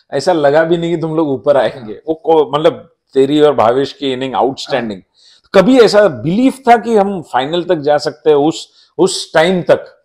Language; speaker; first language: Hindi; non-native, local second language; Marathi